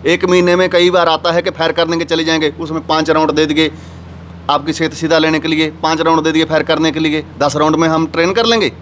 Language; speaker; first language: Hindi; native; Hindi